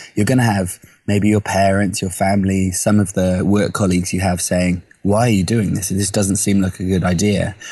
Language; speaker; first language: English; native; English